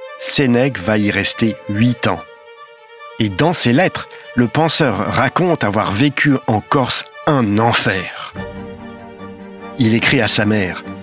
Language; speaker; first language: French; native; French